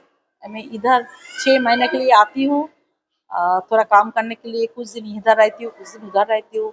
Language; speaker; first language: Hindi; non-native, local second language; Bangla